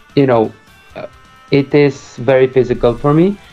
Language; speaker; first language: English; early bilingual, other home language; Czech